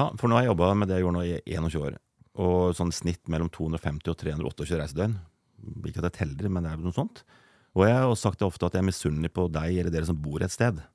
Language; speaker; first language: Norwegian; native; Norwegian